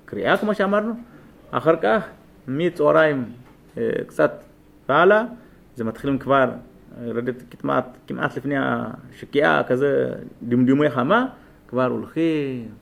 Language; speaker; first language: Hebrew; non-native, fluent; Amharic